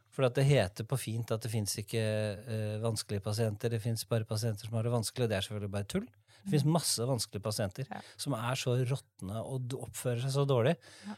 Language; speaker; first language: Norwegian; native; Norwegian